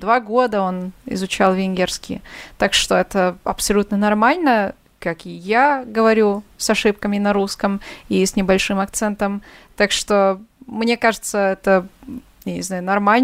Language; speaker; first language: Russian; non-native, fluent; Hungarian